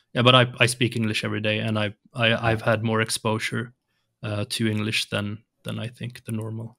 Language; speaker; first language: English; non-native, fluent; Swedish